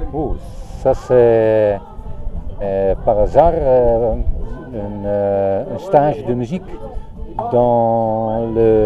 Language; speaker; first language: French; non-native, learner; Dutch